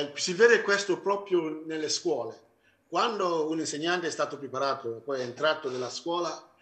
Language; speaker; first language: Italian; non-native, fluent; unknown